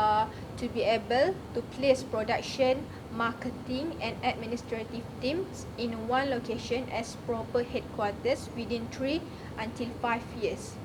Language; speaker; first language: English; non-native, learner; Malay